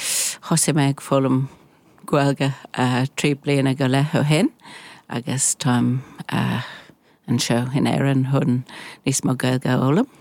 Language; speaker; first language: Irish; non-native, learner; English